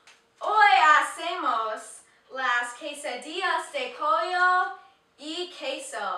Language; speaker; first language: Spanish; non-native, learner; English